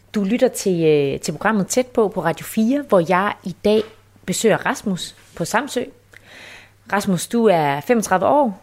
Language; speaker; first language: Danish; native; Danish